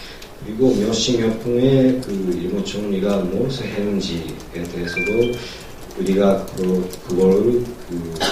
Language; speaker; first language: Korean; non-native, learner; Japanese